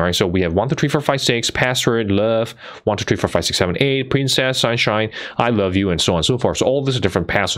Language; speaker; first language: English; non-native, fluent; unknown